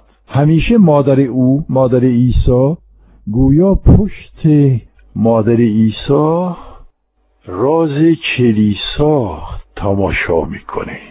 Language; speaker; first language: Persian; non-native, fluent; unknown